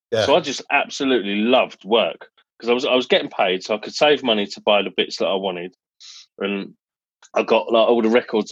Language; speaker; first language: English; native; English